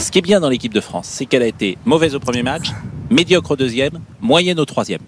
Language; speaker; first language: French; native; French